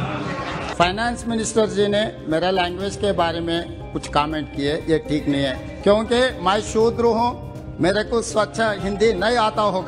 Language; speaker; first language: Hindi; non-native, local second language; Telugu